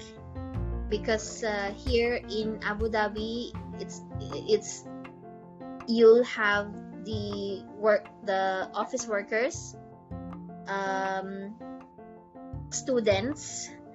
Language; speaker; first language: English; non-native, local second language; Filipino